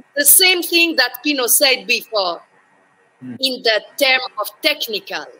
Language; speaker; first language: English; non-native, learner; French